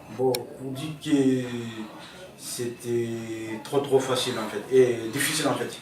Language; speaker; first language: French; non-native, local second language; Soninke